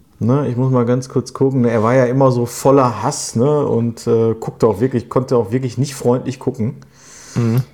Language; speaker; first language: German; early bilingual, other home language; Turkish